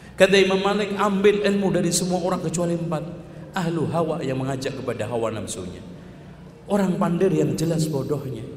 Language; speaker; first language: Indonesian; native; Indonesian